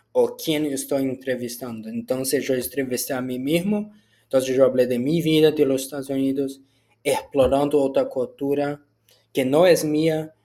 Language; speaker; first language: Spanish; early bilingual, other home language; Portuguese